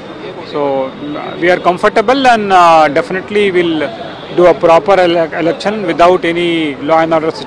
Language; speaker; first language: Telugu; non-native, local second language; Urdu